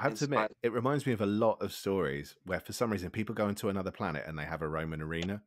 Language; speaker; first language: English; native; English